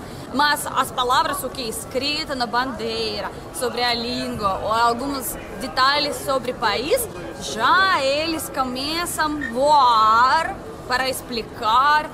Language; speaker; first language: Portuguese; non-native, learner; Russian